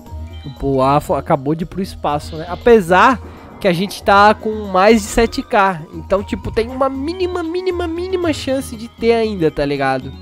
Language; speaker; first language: Portuguese; native; Portuguese